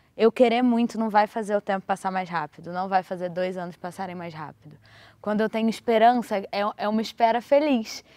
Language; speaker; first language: Portuguese; native; Portuguese